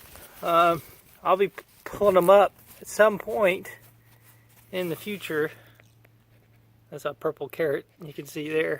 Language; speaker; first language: English; native; English